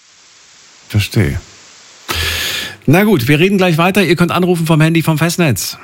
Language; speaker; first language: German; native; German